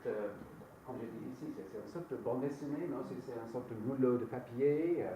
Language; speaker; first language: French; non-native, fluent; English